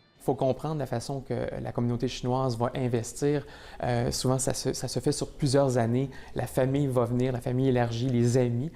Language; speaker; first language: French; native; French